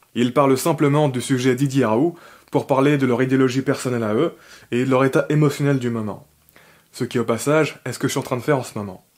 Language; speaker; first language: French; native; French